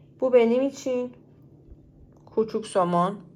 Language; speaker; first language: Turkish; non-native, learner; Persian